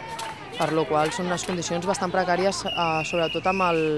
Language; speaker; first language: Catalan; native; Catalan